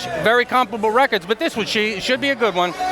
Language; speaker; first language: English; native; English